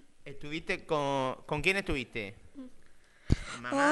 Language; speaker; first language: Spanish; native; Spanish